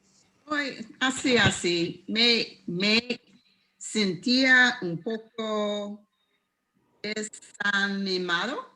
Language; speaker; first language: Spanish; non-native, learner; English